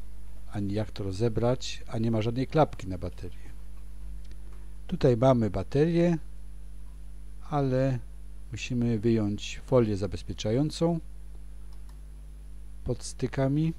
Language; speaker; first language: Polish; native; Polish